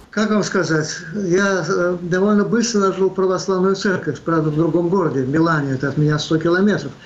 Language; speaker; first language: Russian; native; Russian